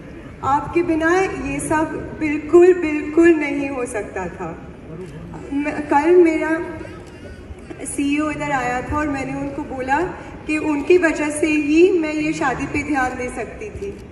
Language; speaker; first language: Hindi; non-native, local second language; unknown